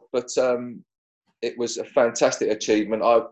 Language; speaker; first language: English; native; English